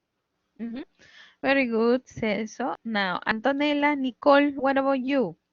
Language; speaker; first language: English; non-native, fluent; Spanish